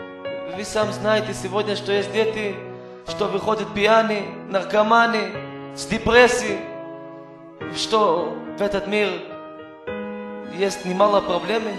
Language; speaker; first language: Russian; non-native, learner; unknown